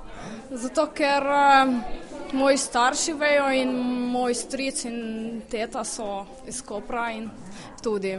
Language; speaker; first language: Slovenian; early bilingual, heritage; Croatian